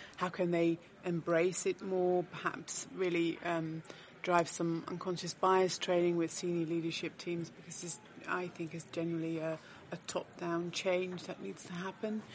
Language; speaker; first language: English; non-native, fluent; Dutch